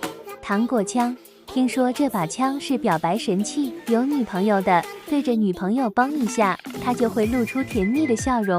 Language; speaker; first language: Chinese; native; Chinese